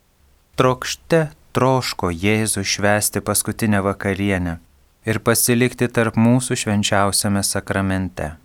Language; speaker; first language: Lithuanian; native; Lithuanian